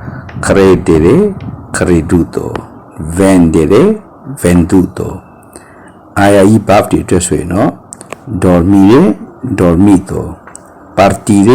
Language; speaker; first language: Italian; non-native, fluent; Burmese